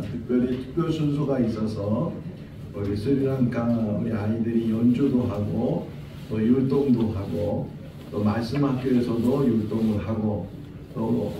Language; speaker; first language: Korean; native; Korean